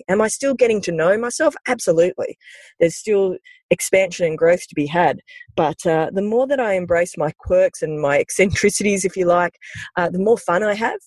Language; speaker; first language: English; native; English